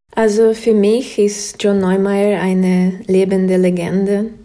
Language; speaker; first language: German; non-native, fluent; Slovak